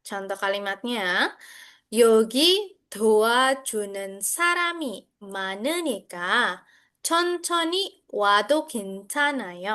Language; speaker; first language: Korean; non-native, fluent; Indonesian